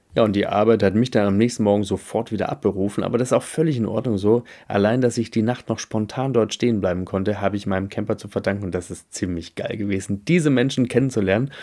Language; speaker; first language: German; native; German